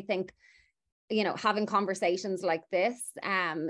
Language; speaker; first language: English; native; English